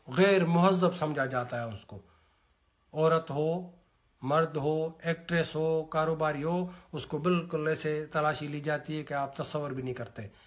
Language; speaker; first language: Urdu; non-native, local second language; Sindhi